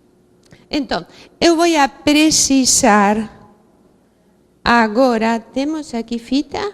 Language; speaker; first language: Portuguese; non-native, fluent; Spanish